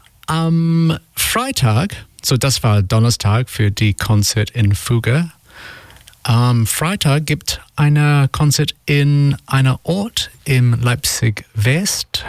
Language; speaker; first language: German; non-native, learner; English